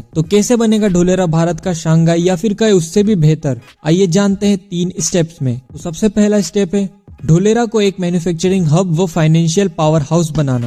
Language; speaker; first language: Hindi; native; Hindi